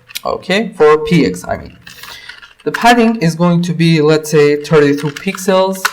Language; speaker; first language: English; non-native, fluent; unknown